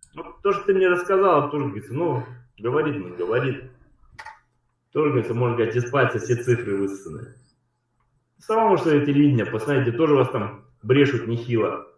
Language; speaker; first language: Russian; native; Russian